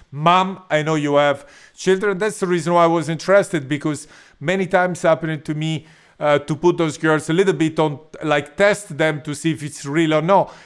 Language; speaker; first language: English; non-native, fluent; Italian